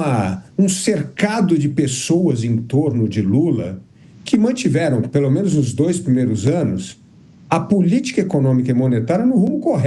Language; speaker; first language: Portuguese; native; Portuguese